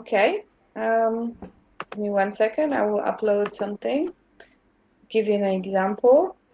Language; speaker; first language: English; non-native, fluent; German